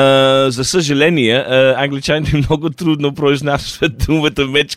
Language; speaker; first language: Bulgarian; non-native, learner; English